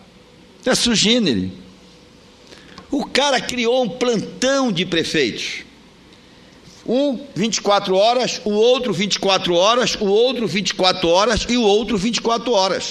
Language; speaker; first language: Portuguese; native; Portuguese